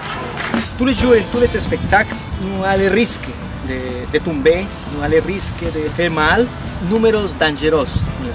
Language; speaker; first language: French; non-native, fluent; Spanish